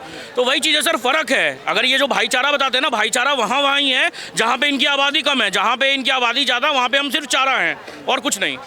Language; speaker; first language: Hindi; native; Hindi